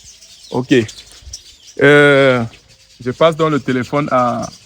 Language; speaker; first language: French; native; French